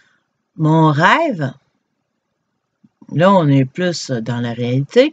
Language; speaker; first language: French; native; French